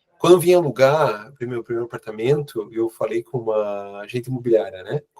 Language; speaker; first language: Portuguese; native; Portuguese